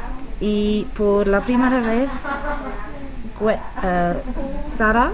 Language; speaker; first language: Spanish; non-native, learner; English